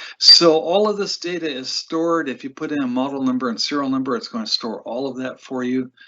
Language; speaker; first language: English; native; English